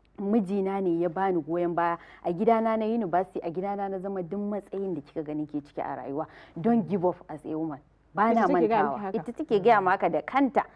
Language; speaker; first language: Hausa; native; Hausa